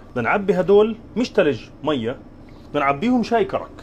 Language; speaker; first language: Arabic; native; Arabic